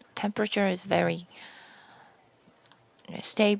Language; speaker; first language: English; non-native, learner; Korean